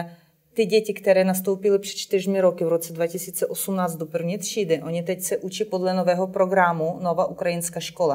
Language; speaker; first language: Czech; non-native, fluent; Ukrainian